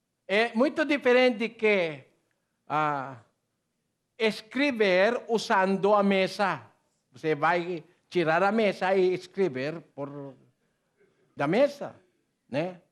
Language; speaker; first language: Portuguese; non-native, learner; Filipino